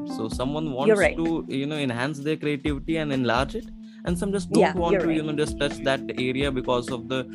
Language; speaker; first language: English; non-native, local second language; Hindi